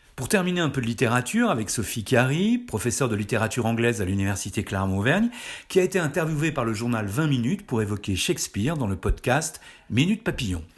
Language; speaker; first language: French; native; French